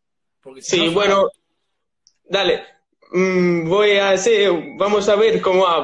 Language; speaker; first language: Spanish; non-native, learner; Italian